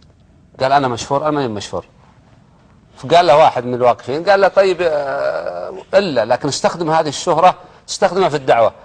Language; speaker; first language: Arabic; native; Arabic